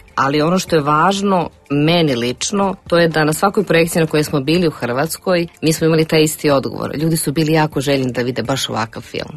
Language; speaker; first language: Serbian; native; Serbian